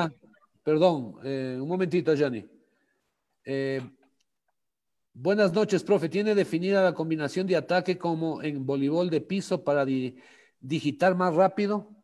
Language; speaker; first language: Spanish; native; Spanish